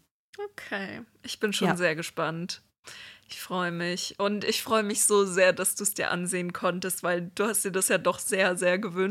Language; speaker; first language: German; native; German